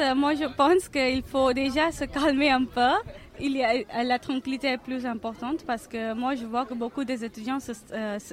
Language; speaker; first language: French; non-native, fluent; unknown